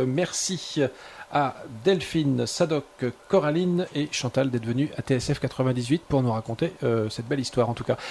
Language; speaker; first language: French; native; French